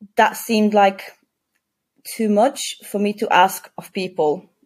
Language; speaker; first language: English; non-native, fluent; Polish